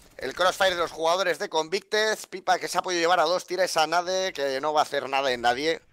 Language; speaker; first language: Spanish; native; Spanish